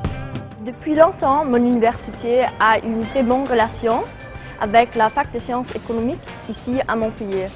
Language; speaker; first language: French; non-native, fluent; German